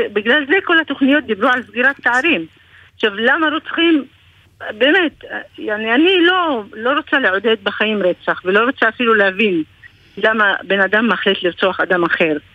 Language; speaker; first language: Hebrew; non-native, local second language; Arabic